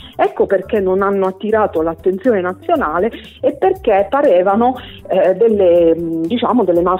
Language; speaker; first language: Italian; native; Italian